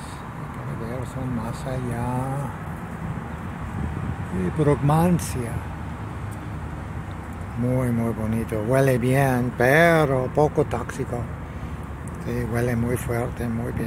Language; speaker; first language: Spanish; non-native, learner; English